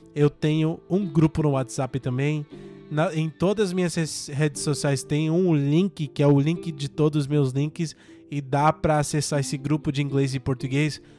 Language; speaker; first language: Portuguese; non-native, fluent; English